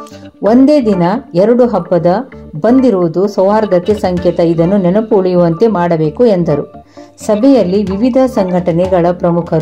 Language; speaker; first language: Kannada; native; Kannada